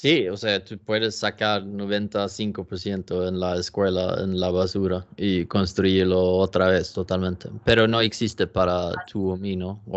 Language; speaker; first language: Spanish; non-native, learner; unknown